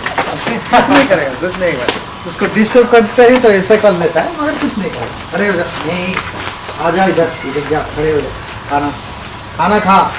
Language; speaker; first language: Hindi; non-native, local second language; Bangla